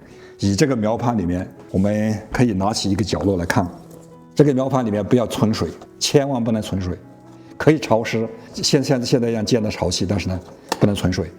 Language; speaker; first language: Chinese; native; Chinese